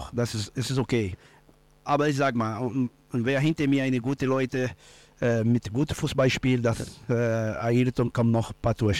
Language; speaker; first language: German; non-native, learner; Portuguese